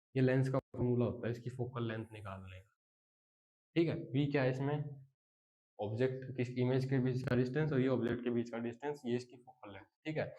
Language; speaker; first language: Hindi; native; Hindi